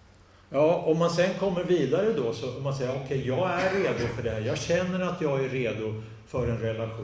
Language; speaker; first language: Swedish; native; Swedish